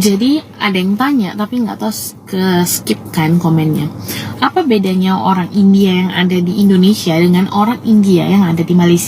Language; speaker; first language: Indonesian; non-native, local second language; Tamil